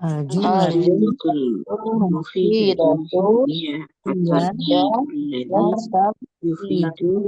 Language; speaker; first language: Arabic; non-native, learner; Indonesian